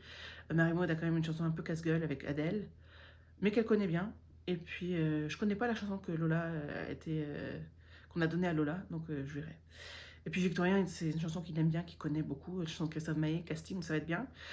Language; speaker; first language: French; native; French